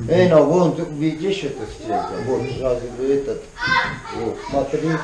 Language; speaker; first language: Russian; non-native, learner; Armenian